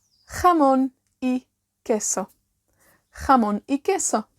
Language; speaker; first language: Spanish; non-native, fluent; Welsh